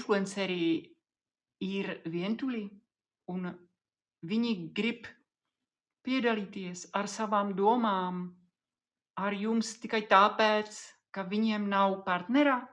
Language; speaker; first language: Latvian; non-native, fluent; Czech